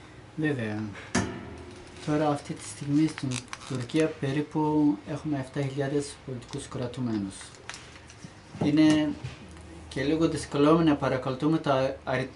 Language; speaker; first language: Greek; non-native, learner; Turkish